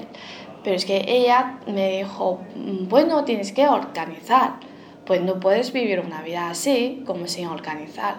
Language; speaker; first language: Spanish; non-native, fluent; Chinese